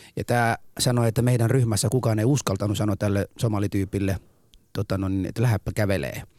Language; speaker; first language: Finnish; non-native, fluent; Somali